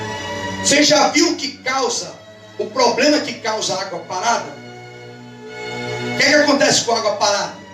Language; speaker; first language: Portuguese; native; Portuguese